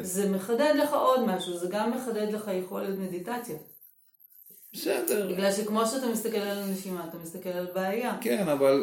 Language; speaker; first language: Hebrew; native; Hebrew